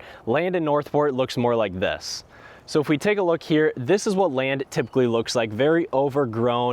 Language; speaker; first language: English; native; English